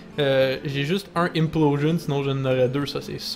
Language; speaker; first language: French; native; French